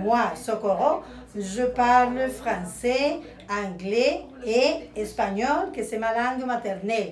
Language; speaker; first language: French; non-native, fluent; Spanish